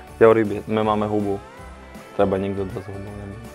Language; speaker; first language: Czech; non-native, learner; Ukrainian